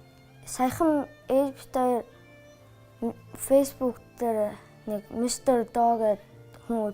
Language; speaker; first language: Mongolian; early bilingual, heritage; Mongolian